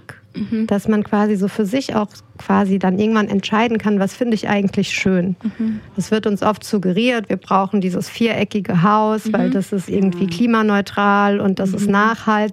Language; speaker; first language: German; native; German